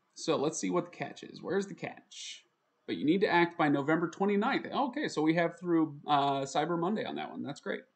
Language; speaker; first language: English; native; English